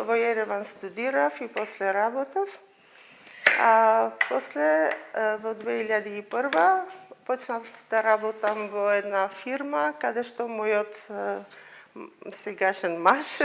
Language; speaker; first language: Macedonian; non-native, fluent; Armenian